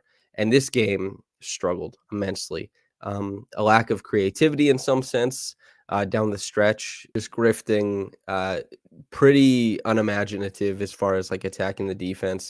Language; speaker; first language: English; native; English